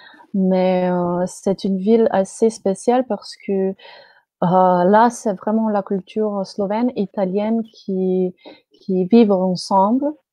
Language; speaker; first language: French; non-native, fluent; Slovenian